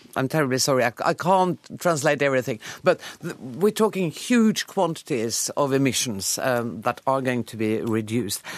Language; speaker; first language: English; non-native, fluent; Norwegian